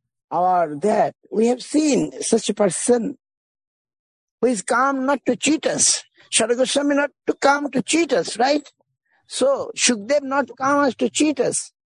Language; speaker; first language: English; non-native, local second language; Bangla